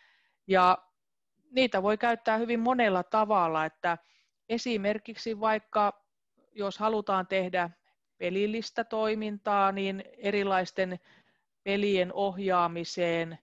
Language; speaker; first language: Finnish; native; Finnish